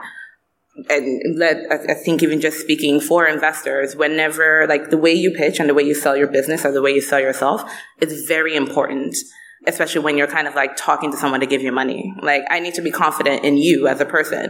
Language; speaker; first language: English; non-native, local second language; Igbo